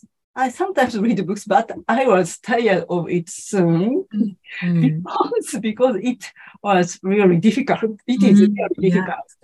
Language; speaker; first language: English; non-native, learner; Japanese